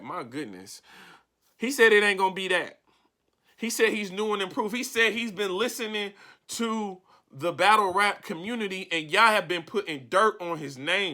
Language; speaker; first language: English; native; English